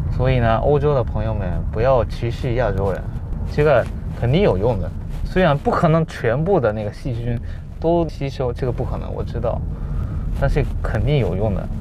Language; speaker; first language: Chinese; non-native, fluent; Japanese